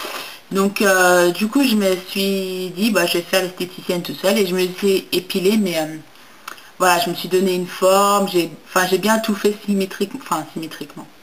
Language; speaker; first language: French; native; French